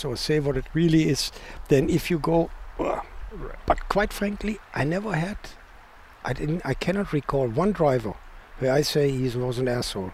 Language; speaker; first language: English; non-native, fluent; German